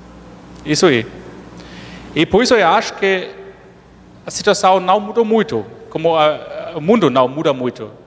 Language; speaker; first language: Portuguese; non-native, fluent; German